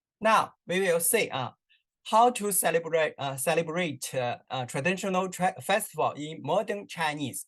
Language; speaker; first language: English; non-native, learner; Chinese